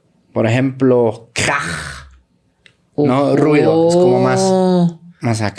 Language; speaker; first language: Spanish; native; Spanish